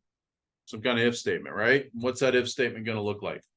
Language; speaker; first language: English; native; English